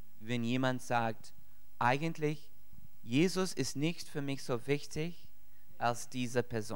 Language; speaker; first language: German; non-native, learner; English